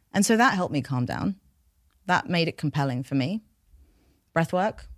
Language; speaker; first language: English; non-native, local second language; Persian